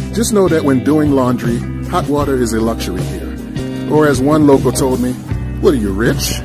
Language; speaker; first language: English; native; English